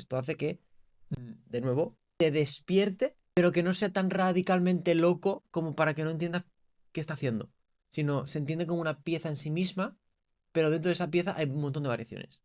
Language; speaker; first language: Spanish; native; Spanish